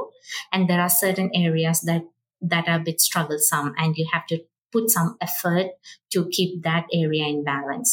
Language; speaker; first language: English; non-native, local second language; Malayalam